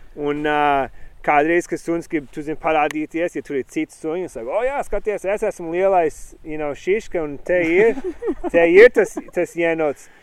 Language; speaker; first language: Latvian; early bilingual, heritage; Latvian